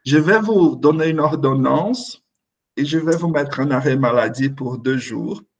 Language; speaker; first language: French; non-native, fluent; Portuguese